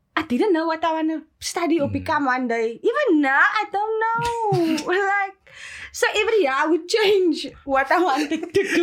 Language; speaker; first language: English; native; English